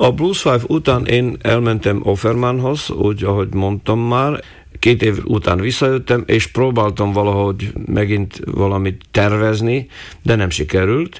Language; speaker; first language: Hungarian; non-native, local second language; Slovak